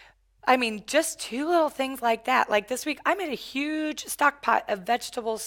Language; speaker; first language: English; native; English